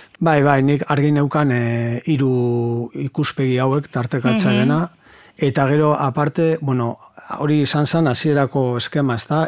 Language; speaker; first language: Basque; native; Basque